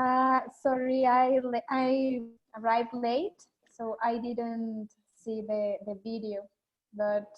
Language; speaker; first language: English; non-native, learner; Spanish